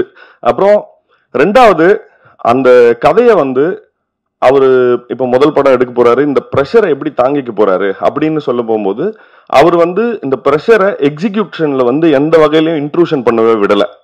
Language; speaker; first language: Tamil; native; Tamil